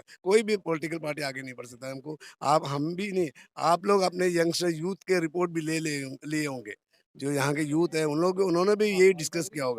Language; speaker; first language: Hindi; native; Hindi